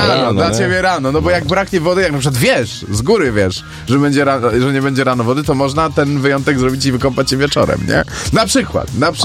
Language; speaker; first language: Polish; native; Polish